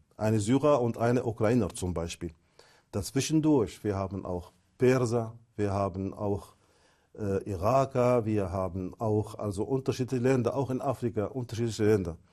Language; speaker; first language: German; non-native, fluent; Arabic